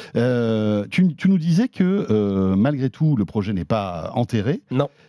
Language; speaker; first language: French; native; French